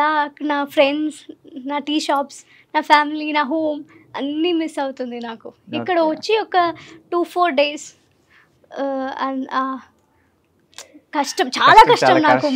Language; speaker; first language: Telugu; non-native, learner; Malayalam